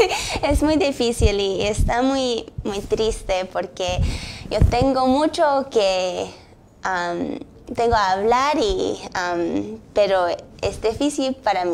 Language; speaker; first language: Spanish; early bilingual, heritage; English